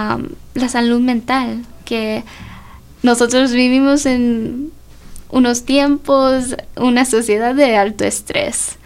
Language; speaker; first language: Spanish; early bilingual, heritage; Spanish